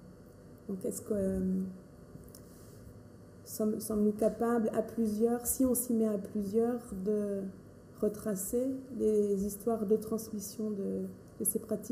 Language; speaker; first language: French; native; French